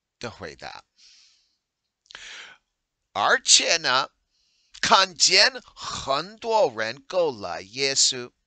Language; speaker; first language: Chinese; non-native, learner; English